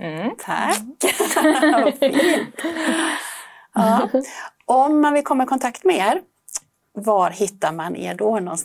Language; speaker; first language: Swedish; native; Swedish